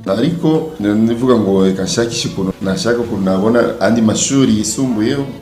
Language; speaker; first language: Kinyarwanda; early bilingual, heritage; Kinyarwanda